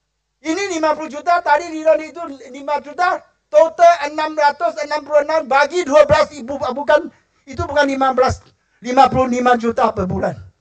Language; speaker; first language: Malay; non-native, local second language; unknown